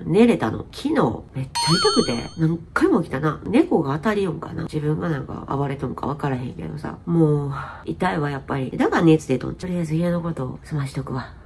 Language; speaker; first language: Japanese; native; Japanese